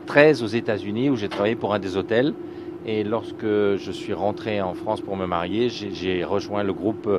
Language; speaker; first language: French; native; French